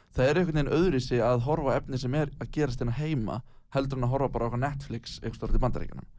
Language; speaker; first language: Icelandic; native; Icelandic